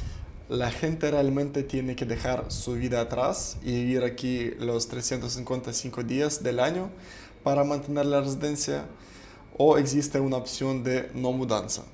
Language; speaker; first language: Spanish; non-native, fluent; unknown